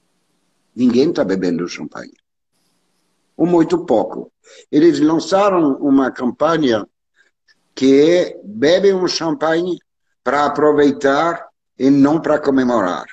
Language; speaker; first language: Portuguese; non-native, learner; French